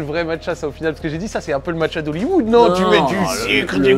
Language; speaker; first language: French; native; French